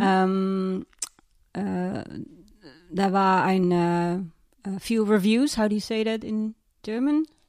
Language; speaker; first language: German; non-native, learner; Dutch